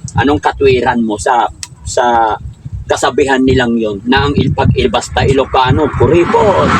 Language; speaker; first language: Filipino; non-native, local second language; Pangasinan